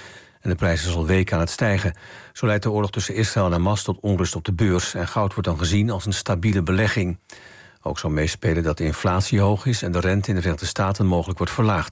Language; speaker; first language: Dutch; native; Dutch